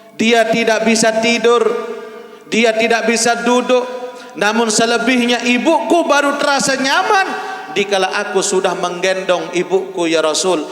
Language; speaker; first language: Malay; non-native, local second language; Sasak